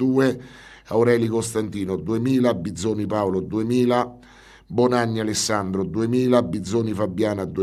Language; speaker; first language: Italian; native; Italian